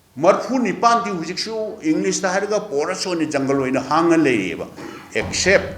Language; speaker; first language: Manipuri; native; Manipuri